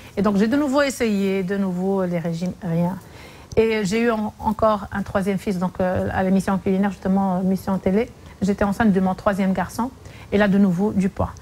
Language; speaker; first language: French; non-native, local second language; Arabic